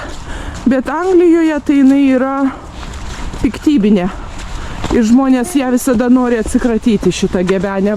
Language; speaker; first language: Lithuanian; native; Lithuanian